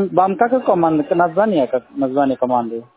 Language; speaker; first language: Russian; non-native, learner; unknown